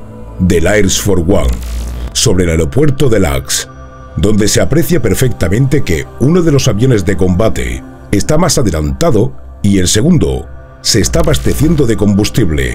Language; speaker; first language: Spanish; native; Spanish